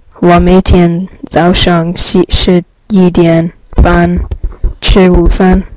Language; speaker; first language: Chinese; non-native, learner; English